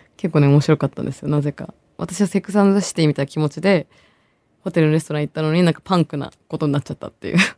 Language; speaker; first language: Japanese; early bilingual, other home language; Bangla